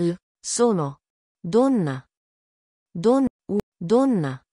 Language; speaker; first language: Italian; non-native, learner; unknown